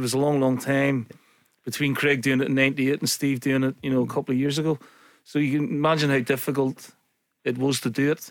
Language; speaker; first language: English; native; English